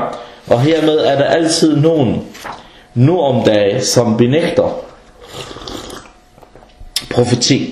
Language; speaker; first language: Danish; early bilingual, other home language; Arabic